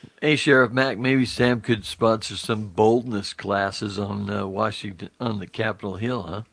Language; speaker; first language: English; native; English